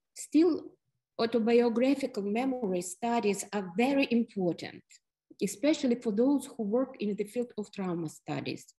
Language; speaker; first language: English; non-native, fluent; Ukrainian